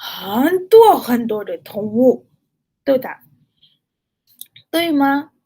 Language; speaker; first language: Chinese; non-native, fluent; Malay